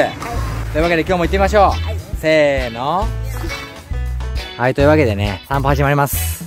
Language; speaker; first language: Japanese; native; Japanese